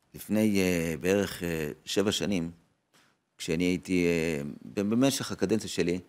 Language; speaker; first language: Hebrew; native; Hebrew